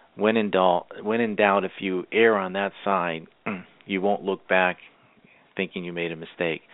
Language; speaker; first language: English; native; English